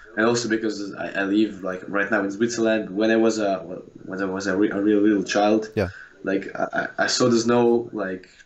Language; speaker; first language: English; non-native, fluent; Russian